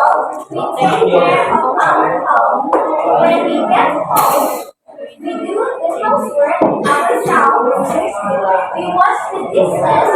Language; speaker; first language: English; non-native, fluent; Indonesian